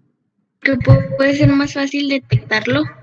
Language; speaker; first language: Spanish; native; Spanish